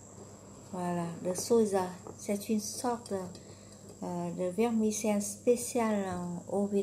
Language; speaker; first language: French; non-native, learner; Vietnamese